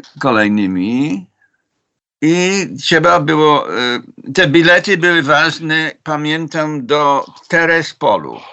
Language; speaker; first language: Polish; non-native, fluent; English